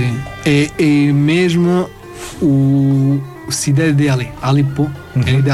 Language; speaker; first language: Portuguese; non-native, learner; Arabic